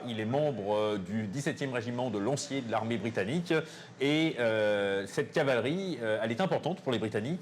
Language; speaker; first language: French; native; French